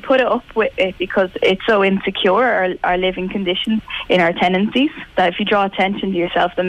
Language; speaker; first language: English; native; English